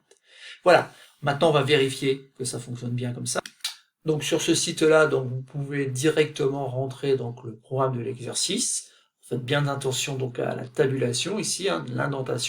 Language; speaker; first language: French; native; French